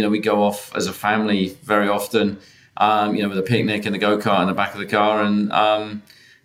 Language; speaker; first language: English; native; English